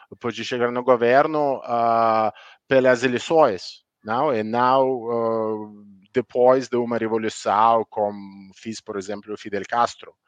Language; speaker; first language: Portuguese; non-native, learner; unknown